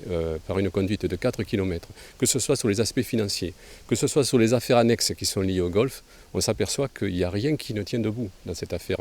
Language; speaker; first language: French; native; French